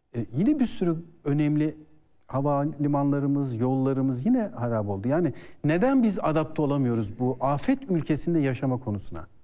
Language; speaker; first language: Turkish; native; Turkish